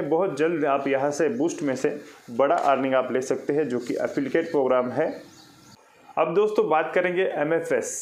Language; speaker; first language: Hindi; non-native, local second language; Marathi